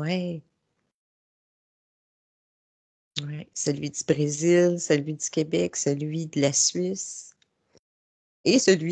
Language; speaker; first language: French; native; French